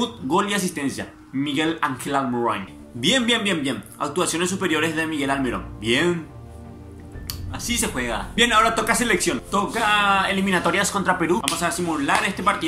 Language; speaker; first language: Spanish; native; Spanish